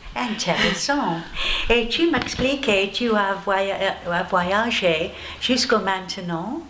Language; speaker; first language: French; non-native, learner; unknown